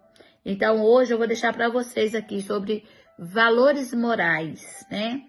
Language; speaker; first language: Portuguese; native; Portuguese